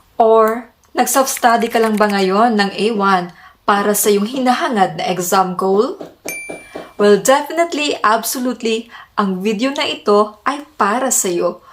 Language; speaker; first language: Filipino; non-native, local second language; Cebuano